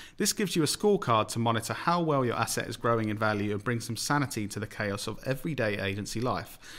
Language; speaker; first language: English; native; English